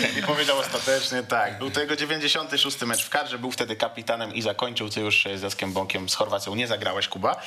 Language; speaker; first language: Polish; native; Polish